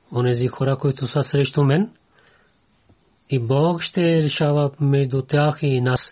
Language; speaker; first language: Bulgarian; non-native, learner; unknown